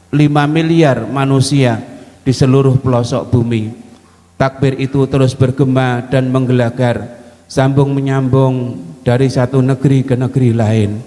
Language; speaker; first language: Indonesian; native; Indonesian